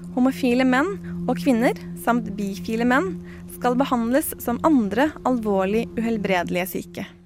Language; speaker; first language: Norwegian; native; Norwegian